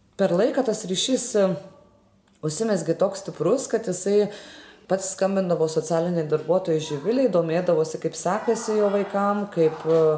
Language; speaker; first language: Lithuanian; native; Lithuanian